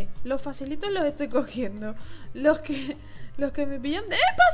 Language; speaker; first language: Spanish; native; Spanish